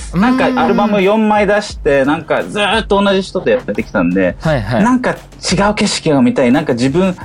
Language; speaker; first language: Japanese; early bilingual, heritage; German